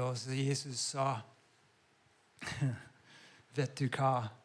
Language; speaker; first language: Norwegian; non-native, fluent; English